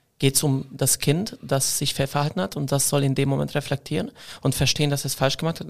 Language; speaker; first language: German; non-native, fluent; Hungarian